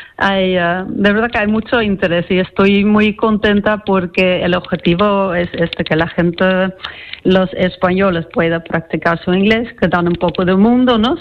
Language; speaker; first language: Spanish; non-native, fluent; Dutch